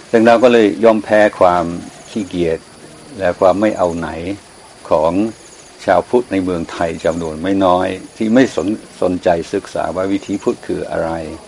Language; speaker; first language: Thai; non-native, fluent; English